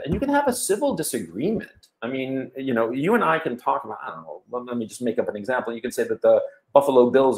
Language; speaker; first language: English; native; English